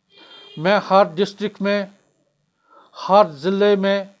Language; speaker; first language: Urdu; non-native, local second language; Kashmiri